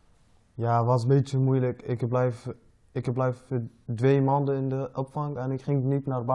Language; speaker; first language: Dutch; non-native, learner; Arabic